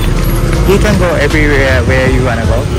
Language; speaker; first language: English; non-native, learner; Japanese